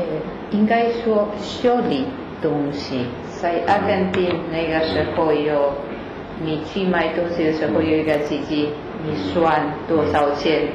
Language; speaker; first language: Chinese; non-native, learner; Spanish